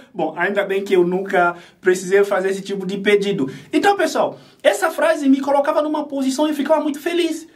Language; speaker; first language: Portuguese; non-native, fluent; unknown